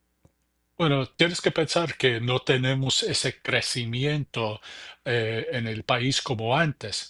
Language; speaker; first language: Spanish; early bilingual, heritage; English